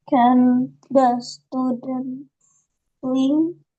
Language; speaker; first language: English; non-native, learner; Indonesian